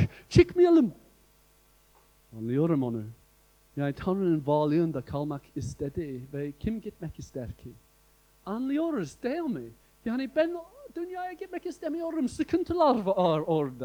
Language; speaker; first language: Turkish; non-native, fluent; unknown